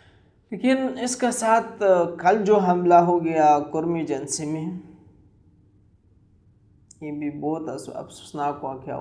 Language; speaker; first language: Hindi; non-native, local second language; Pashto